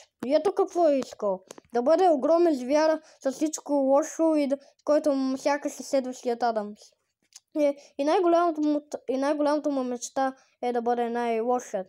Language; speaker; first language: Bulgarian; native; Bulgarian